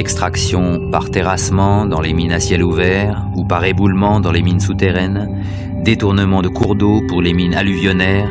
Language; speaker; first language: French; native; French